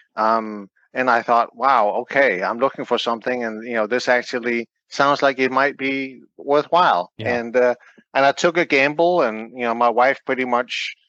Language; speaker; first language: English; non-native, fluent; Danish